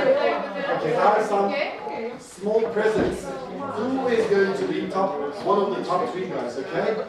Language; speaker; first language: English; non-native, fluent; Turkish